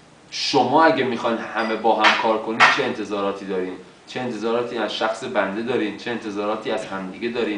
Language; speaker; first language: Persian; native; Persian